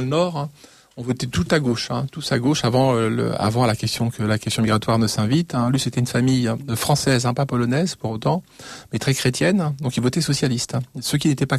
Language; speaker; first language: French; native; French